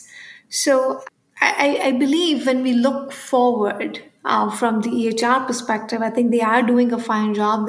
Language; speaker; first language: English; non-native, local second language; Hindi